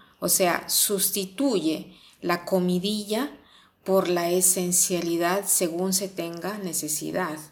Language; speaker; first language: Spanish; non-native, fluent; Italian